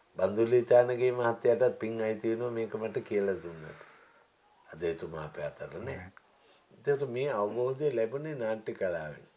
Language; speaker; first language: Sinhala; native; Sinhala